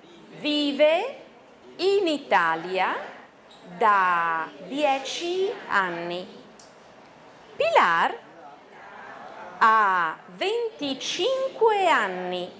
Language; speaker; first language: Italian; non-native, fluent; Chinese